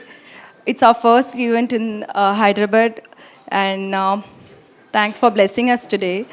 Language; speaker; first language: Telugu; non-native, learner; Tamil